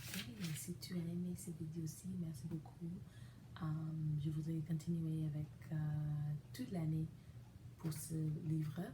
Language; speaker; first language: French; non-native, learner; English